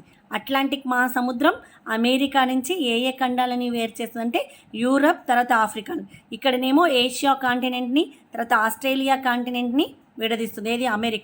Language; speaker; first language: Telugu; native; Telugu